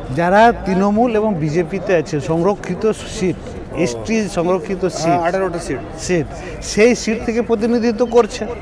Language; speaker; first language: Bangla; non-native, local second language; Santali